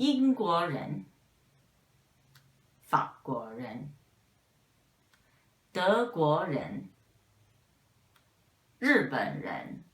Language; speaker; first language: Chinese; non-native, fluent; English